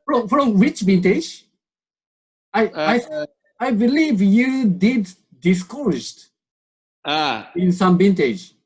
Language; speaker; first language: English; non-native, learner; Japanese